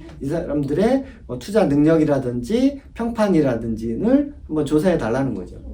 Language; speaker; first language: Korean; native; Korean